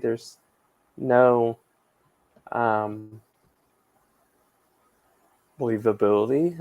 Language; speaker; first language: English; native; English